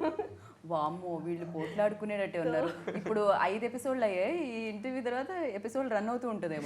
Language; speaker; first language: Telugu; native; Telugu